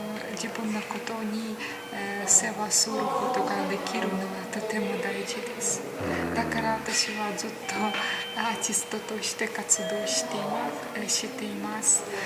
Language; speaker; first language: Japanese; non-native, learner; Ukrainian